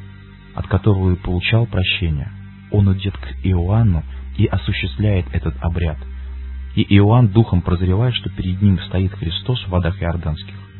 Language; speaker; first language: Russian; native; Russian